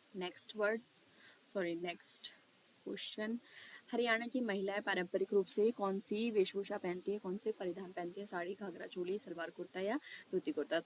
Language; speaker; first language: Hindi; native; Hindi